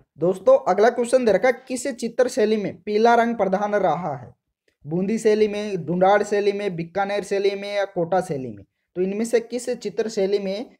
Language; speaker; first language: Hindi; native; Hindi